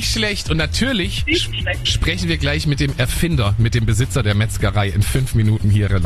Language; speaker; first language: German; native; German